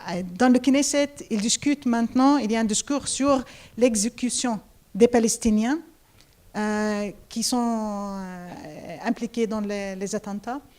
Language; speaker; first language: French; non-native, fluent; Arabic